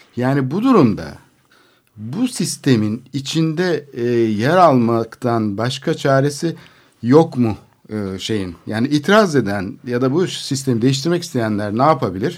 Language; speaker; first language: Turkish; native; Turkish